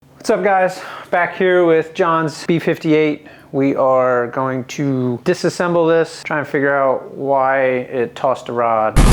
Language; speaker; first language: English; native; English